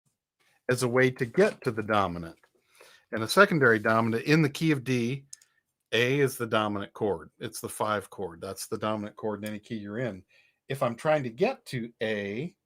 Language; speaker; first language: English; native; English